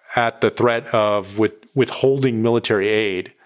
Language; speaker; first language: English; native; English